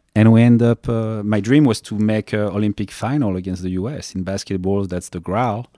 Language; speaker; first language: English; non-native, fluent; French